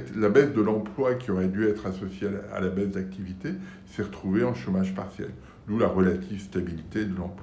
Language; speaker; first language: French; native; French